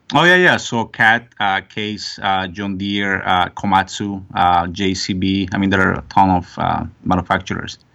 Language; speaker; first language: English; non-native, fluent; Spanish